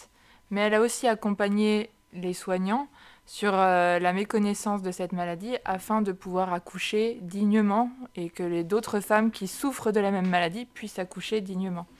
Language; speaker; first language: French; native; French